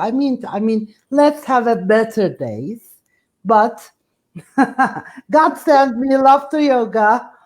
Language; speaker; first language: English; non-native, fluent; Turkish